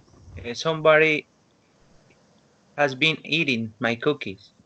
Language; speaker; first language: English; non-native, learner; Spanish